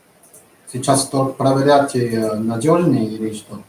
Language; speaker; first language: Russian; non-native, learner; Chinese